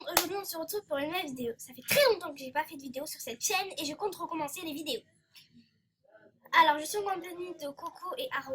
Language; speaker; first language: French; native; French